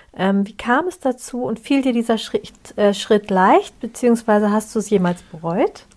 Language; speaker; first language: German; early bilingual, other home language; Turkish